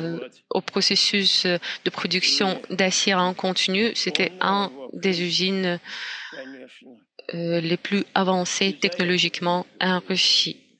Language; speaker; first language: French; non-native, fluent; Russian